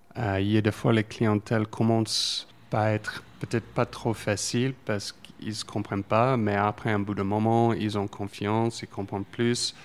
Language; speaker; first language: French; non-native, fluent; English